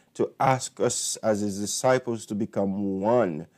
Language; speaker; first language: English; non-native, fluent; Haitian Creole